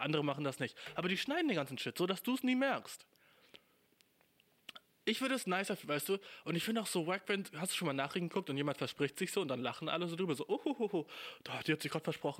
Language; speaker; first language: German; native; German